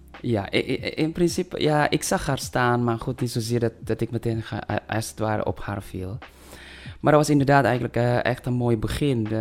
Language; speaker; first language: Dutch; non-native, fluent; Indonesian